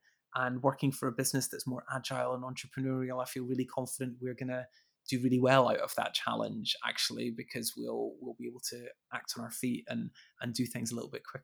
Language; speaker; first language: English; native; English